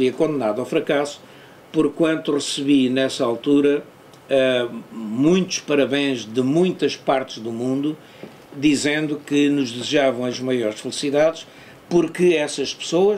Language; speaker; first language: Portuguese; native; Portuguese